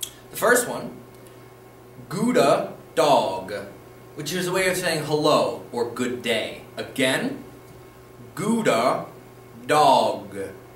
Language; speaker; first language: English; native; English